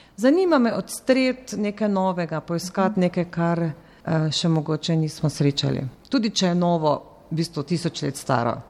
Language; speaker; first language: Slovenian; native; Slovenian